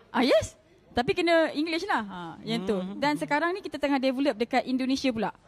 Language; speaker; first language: Malay; native; Malay